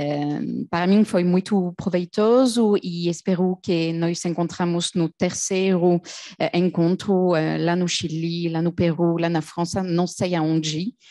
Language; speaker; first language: Portuguese; non-native, fluent; French